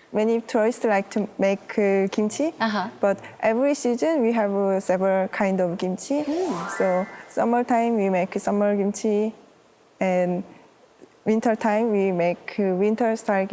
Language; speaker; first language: English; non-native, learner; Korean